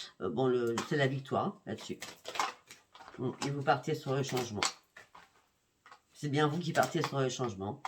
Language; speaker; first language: French; native; French